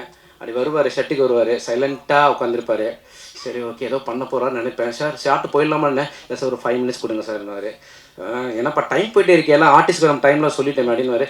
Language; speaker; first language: Tamil; native; Tamil